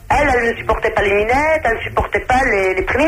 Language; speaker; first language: French; native; French